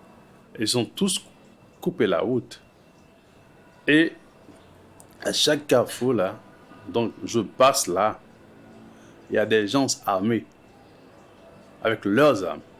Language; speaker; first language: French; non-native, local second language; Haitian Creole